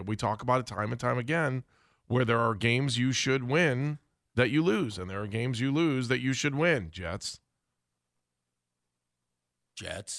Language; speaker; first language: English; native; English